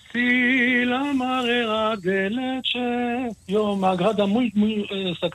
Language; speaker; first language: Spanish; early bilingual, heritage; Ladino